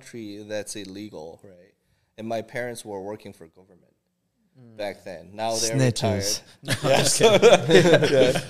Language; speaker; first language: English; non-native, fluent; Korean